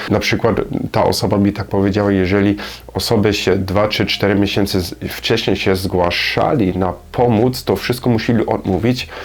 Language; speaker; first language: Polish; non-native, learner; German